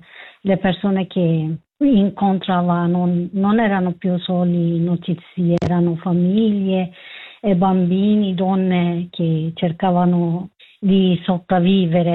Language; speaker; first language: Italian; non-native, learner; Kurdish